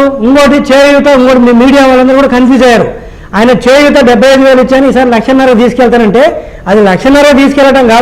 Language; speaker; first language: Telugu; native; Telugu